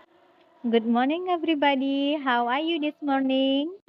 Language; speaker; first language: English; non-native, fluent; Indonesian